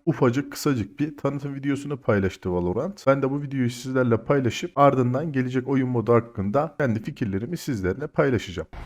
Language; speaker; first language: Turkish; native; Turkish